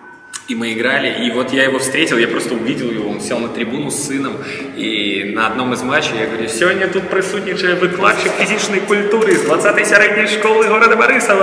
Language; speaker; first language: Russian; native; Russian